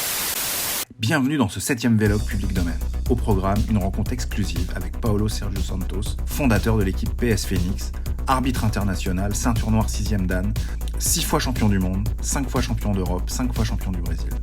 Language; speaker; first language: French; native; French